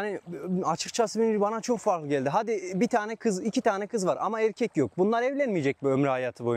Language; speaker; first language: Turkish; native; Turkish